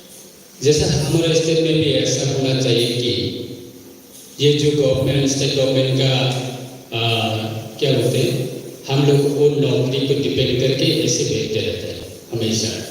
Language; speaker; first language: Hindi; non-native, local second language; Kok Borok